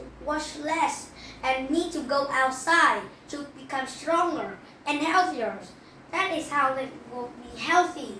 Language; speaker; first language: English; non-native, learner; Vietnamese